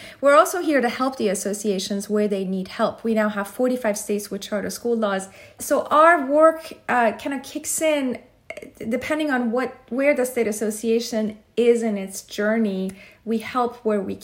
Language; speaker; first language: English; non-native, fluent; Persian